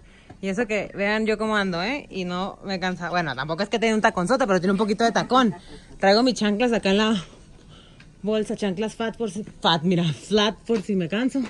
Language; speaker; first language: Spanish; native; Spanish